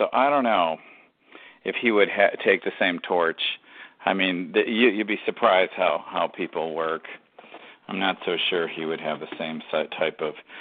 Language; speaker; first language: English; native; English